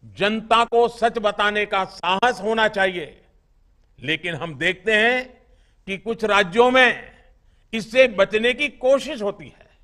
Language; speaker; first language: Hindi; non-native, local second language; Gujarati